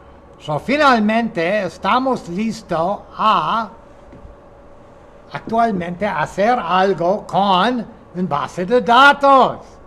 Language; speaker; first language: Spanish; non-native, fluent; English